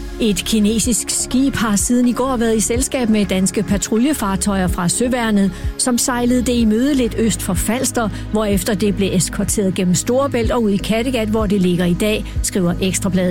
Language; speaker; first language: Danish; native; Danish